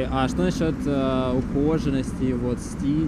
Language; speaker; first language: Russian; native; Russian